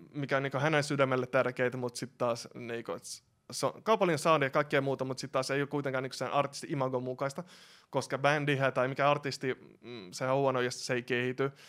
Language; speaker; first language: Finnish; early bilingual, other home language; Russian